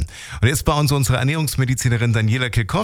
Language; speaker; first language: German; native; German